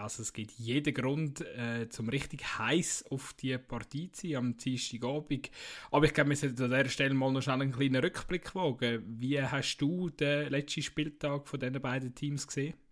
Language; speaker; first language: German; native; German